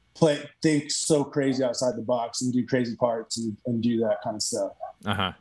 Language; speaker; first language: English; native; English